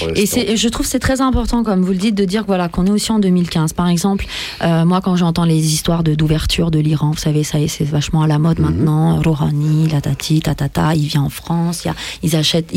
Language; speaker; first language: French; early bilingual, other home language; Persian